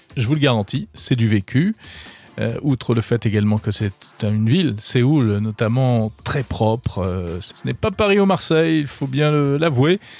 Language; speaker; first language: French; native; French